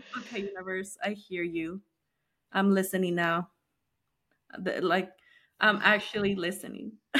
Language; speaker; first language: English; early bilingual, other home language; Spanish